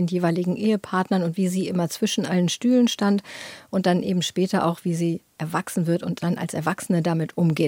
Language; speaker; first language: German; native; German